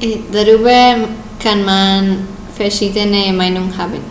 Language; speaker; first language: German; non-native, learner; Spanish